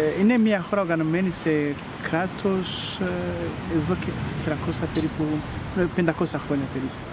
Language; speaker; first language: Greek; non-native, fluent; Rundi